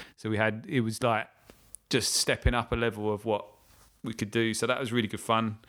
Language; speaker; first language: English; native; English